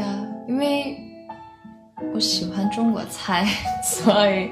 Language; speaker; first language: Chinese; non-native, learner; Korean